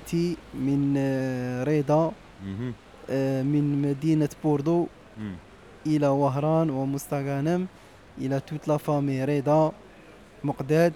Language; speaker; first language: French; non-native, local second language; Arabic